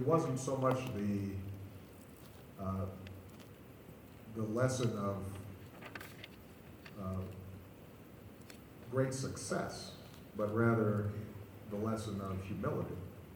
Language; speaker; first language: English; native; English